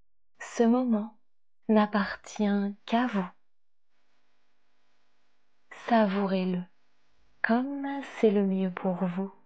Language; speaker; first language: French; native; French